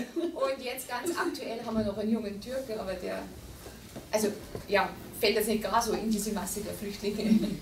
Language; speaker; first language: German; native; German